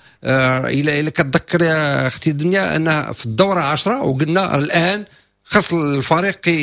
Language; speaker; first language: Arabic; native; Arabic